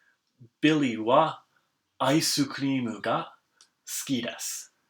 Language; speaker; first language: Japanese; non-native, fluent; English